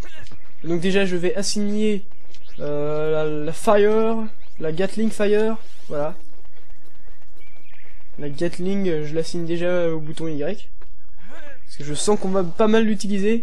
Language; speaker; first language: French; native; French